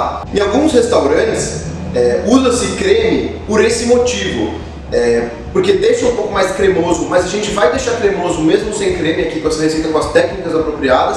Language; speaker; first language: Portuguese; native; Portuguese